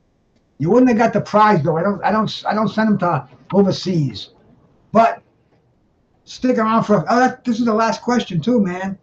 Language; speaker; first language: English; native; English